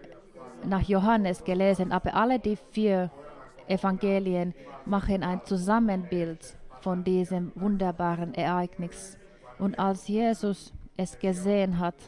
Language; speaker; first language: German; non-native, fluent; Finnish